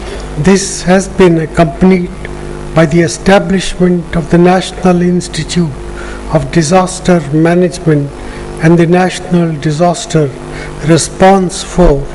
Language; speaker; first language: English; non-native, local second language; Punjabi